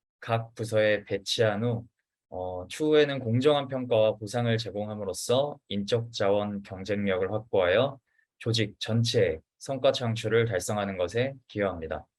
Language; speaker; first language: Korean; native; Korean